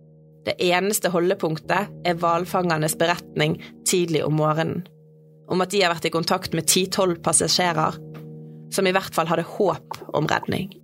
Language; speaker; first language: Norwegian; native; Norwegian